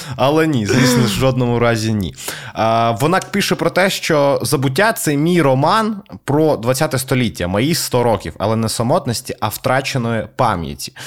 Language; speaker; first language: Ukrainian; non-native, local second language; Russian